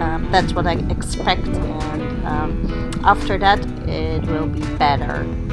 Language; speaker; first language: English; non-native, fluent; Dutch